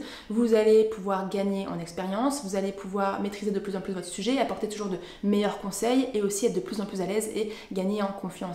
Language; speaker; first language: French; native; French